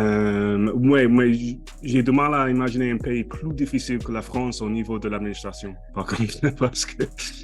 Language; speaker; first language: French; non-native, fluent; English